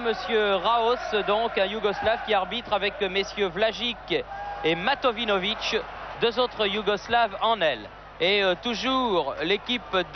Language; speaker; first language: French; native; French